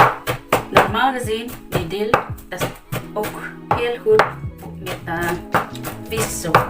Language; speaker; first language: Dutch; non-native, learner; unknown